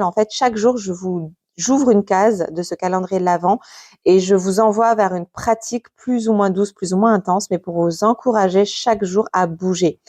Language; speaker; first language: French; native; French